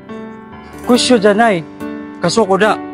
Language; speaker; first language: Japanese; non-native, learner; Filipino